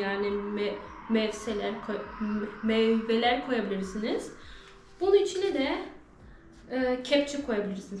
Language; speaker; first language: Turkish; early bilingual, heritage; Turkish